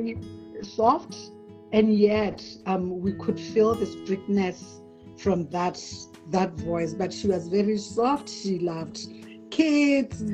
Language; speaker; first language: English; non-native, local second language; Tswana